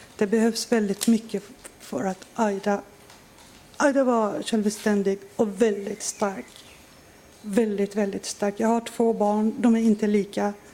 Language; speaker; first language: Swedish; non-native, fluent; Persian